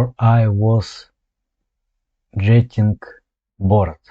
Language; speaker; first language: English; non-native, learner; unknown